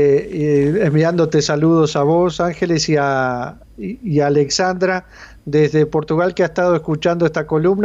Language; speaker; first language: Spanish; native; Spanish